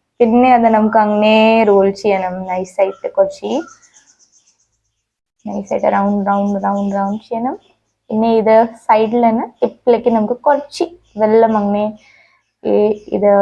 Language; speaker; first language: Malayalam; non-native, local second language; Hindi